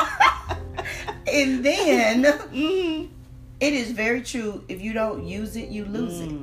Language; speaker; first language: English; native; English